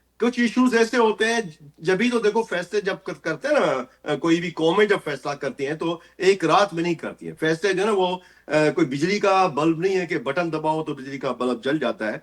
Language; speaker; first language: Urdu; non-native, local second language; Sindhi